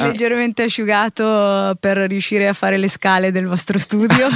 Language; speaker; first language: Italian; native; Italian